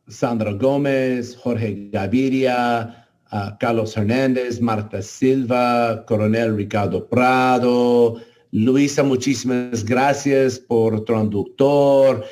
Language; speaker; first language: Spanish; non-native, learner; English